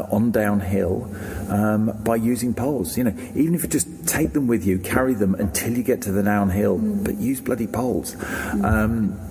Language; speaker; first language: English; native; English